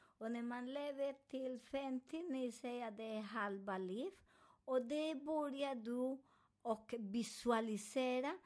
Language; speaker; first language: Swedish; non-native, fluent; Spanish